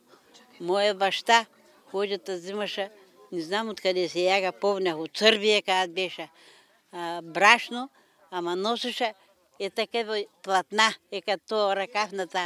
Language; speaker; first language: Bulgarian; native; Bulgarian